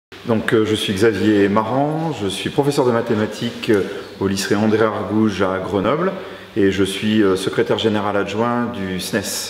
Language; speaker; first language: French; native; French